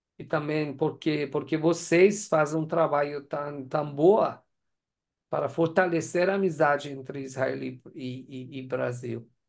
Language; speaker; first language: Portuguese; non-native, learner; Persian